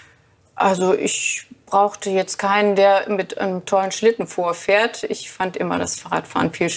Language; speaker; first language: German; native; German